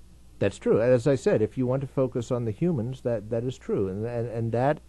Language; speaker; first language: English; native; English